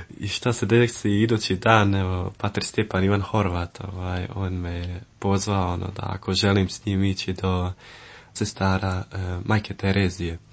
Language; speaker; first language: Croatian; early bilingual, heritage; Croatian